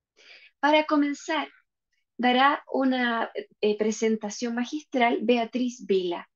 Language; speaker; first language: Spanish; native; Spanish